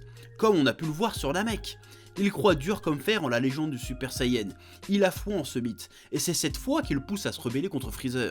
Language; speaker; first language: French; native; French